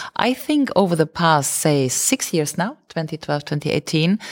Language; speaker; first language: English; non-native, fluent; German